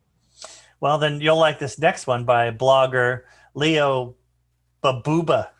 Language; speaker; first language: English; native; English